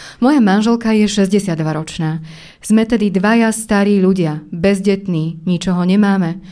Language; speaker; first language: Slovak; native; Slovak